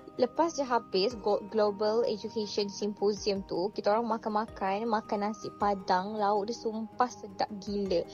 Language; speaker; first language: Malay; native; Malay